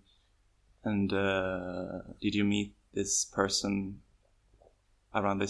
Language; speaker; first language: English; non-native, fluent; Swedish